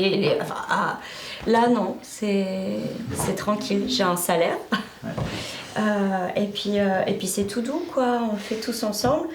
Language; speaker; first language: French; native; French